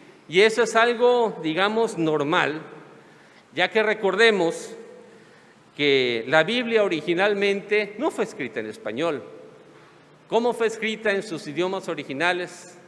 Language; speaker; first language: Spanish; native; Spanish